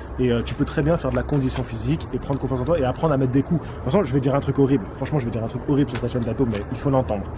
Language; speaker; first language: French; native; French